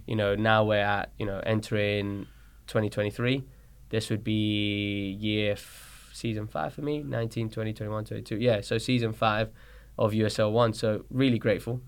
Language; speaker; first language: English; early bilingual, other home language; Spanish